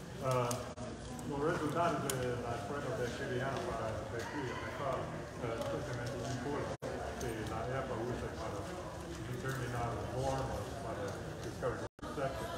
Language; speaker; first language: Spanish; non-native, learner; English